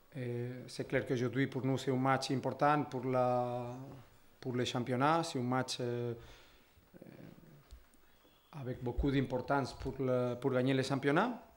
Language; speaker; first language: French; non-native, learner; Spanish